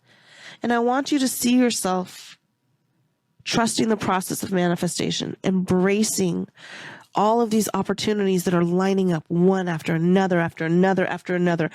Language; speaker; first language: English; native; English